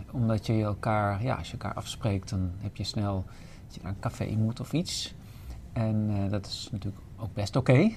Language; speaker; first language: Dutch; native; Dutch